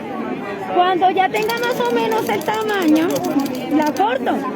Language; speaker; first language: Spanish; native; Spanish